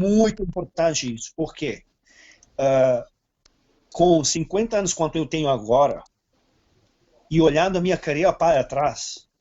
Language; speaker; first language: Portuguese; non-native, fluent; Serbian